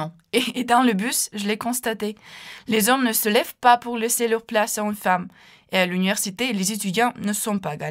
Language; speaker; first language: French; non-native, fluent; Ukrainian